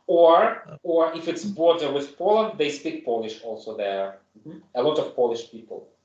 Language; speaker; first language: English; non-native, fluent; German